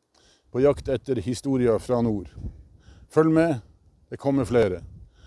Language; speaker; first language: Norwegian; native; Norwegian